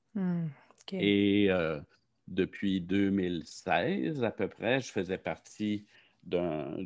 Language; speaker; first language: French; native; French